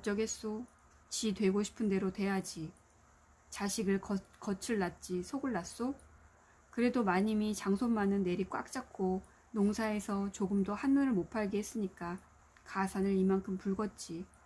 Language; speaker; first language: Korean; native; Korean